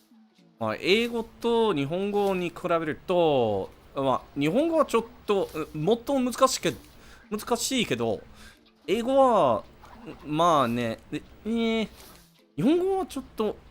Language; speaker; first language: Japanese; non-native, learner; English